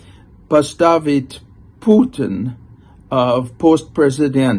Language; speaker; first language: Russian; non-native, fluent; English